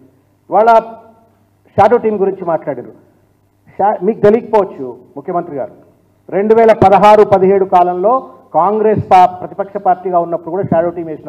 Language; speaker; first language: Telugu; native; Telugu